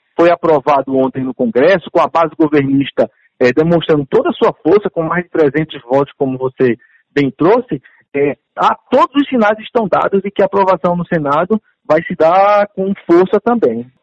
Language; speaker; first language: Portuguese; native; Portuguese